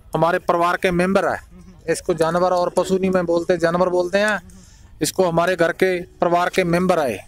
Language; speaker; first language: Hindi; native; Hindi